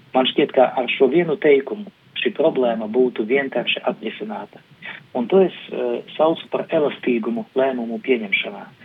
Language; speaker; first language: Latvian; non-native, local second language; Russian